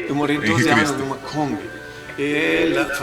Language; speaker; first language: Portuguese; native; Portuguese